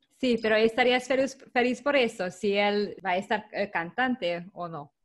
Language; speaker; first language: Spanish; non-native, learner; Hungarian